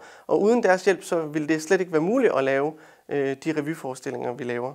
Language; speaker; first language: Danish; native; Danish